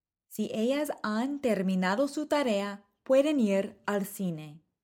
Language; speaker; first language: Spanish; non-native, fluent; English